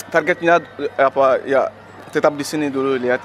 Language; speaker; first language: Indonesian; non-native, learner; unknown